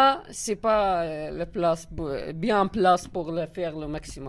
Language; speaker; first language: French; non-native, learner; Arabic